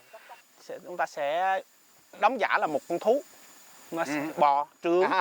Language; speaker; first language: Vietnamese; native; Vietnamese